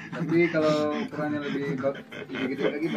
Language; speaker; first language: Indonesian; non-native, local second language; Javanese